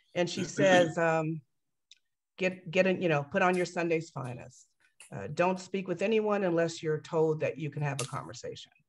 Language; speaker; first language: English; native; English